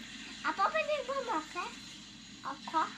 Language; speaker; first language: Polish; early bilingual, other home language; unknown